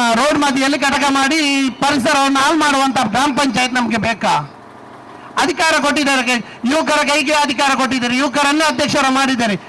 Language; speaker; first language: Kannada; non-native, local second language; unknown